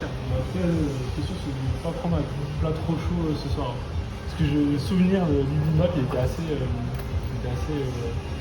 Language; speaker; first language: French; native; French